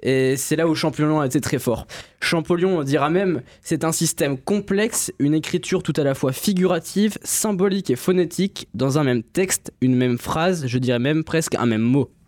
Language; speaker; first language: French; native; French